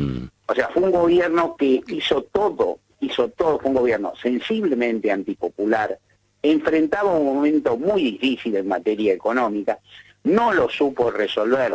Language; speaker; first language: Spanish; native; Spanish